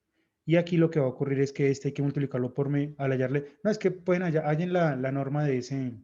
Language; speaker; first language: Spanish; native; Spanish